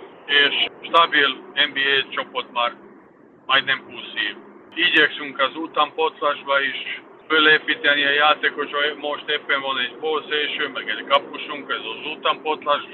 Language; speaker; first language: Hungarian; non-native, fluent; Serbian